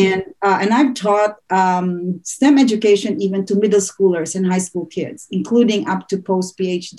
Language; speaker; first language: English; non-native, local second language; Filipino